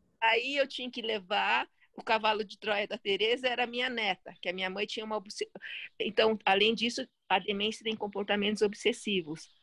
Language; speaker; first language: Portuguese; early bilingual, other home language; Chinese